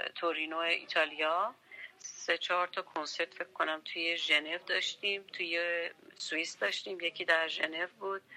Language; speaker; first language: Persian; native; Persian